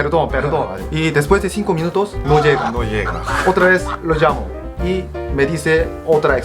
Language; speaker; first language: Spanish; non-native, fluent; Korean